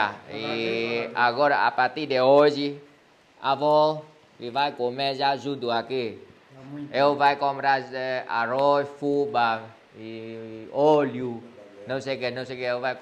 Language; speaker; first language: Portuguese; non-native, learner; Vietnamese